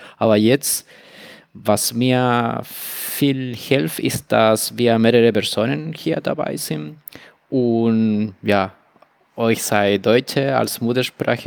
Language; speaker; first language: German; non-native, fluent; Spanish